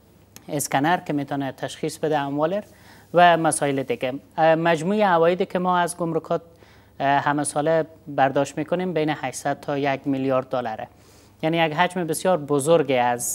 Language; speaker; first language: Persian; native; Persian